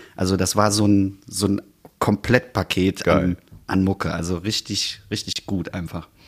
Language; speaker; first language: German; native; German